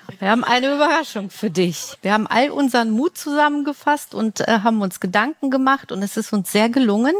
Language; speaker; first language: German; native; German